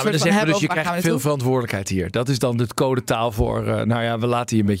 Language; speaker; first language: Dutch; native; Dutch